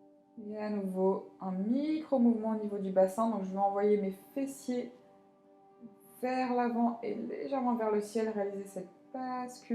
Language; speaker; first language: French; native; French